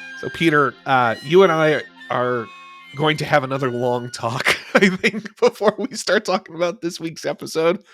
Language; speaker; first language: English; native; English